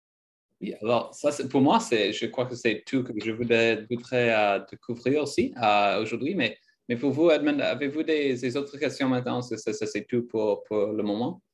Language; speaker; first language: French; non-native, fluent; English